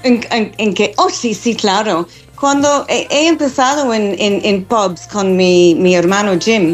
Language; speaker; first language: Spanish; non-native, fluent; English